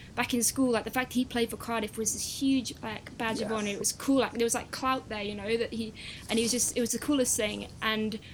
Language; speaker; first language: English; native; English